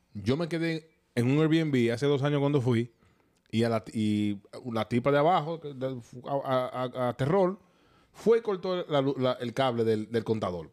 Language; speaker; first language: Spanish; native; Spanish